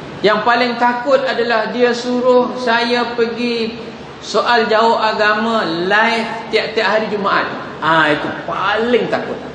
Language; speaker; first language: Malay; native; Malay